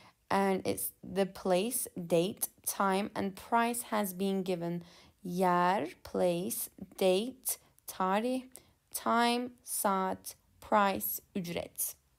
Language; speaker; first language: English; non-native, fluent; Turkish